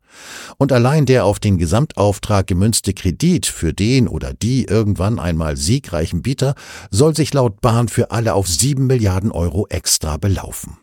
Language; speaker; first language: German; native; German